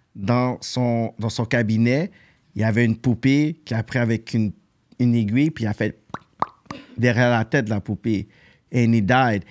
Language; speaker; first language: French; native; French